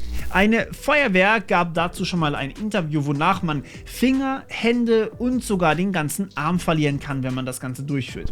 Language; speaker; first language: German; native; German